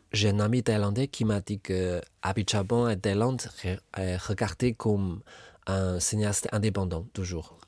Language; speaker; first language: French; non-native, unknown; Chinese